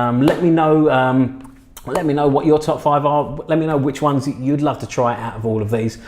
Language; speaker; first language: English; native; English